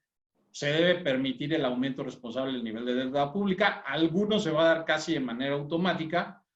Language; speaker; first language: Spanish; native; Spanish